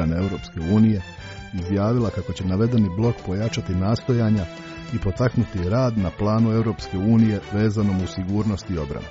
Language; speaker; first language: Croatian; native; Croatian